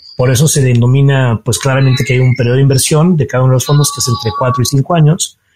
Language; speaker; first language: Spanish; native; Spanish